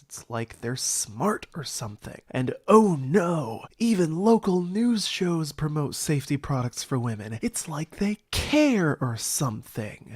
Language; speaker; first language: English; native; English